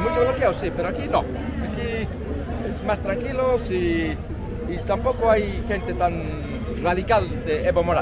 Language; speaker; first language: Spanish; native; Spanish